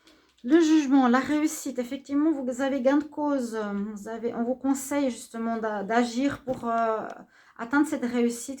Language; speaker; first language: French; native; French